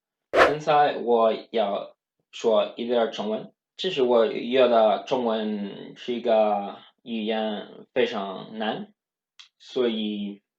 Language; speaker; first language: Chinese; non-native, learner; Swedish